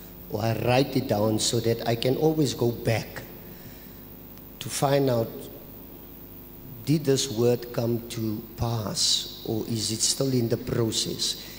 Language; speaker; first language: English; non-native, local second language; Afrikaans